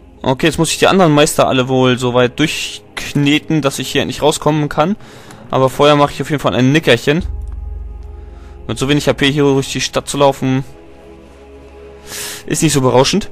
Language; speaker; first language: German; native; German